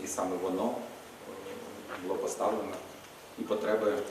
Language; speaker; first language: Ukrainian; native; Ukrainian